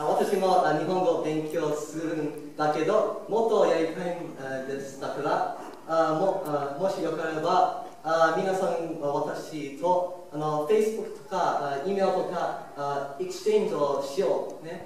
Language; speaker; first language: Japanese; non-native, learner; English